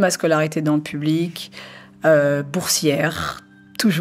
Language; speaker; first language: French; early bilingual, other home language; Arabic